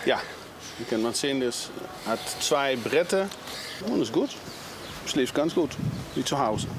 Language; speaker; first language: German; non-native, learner; Dutch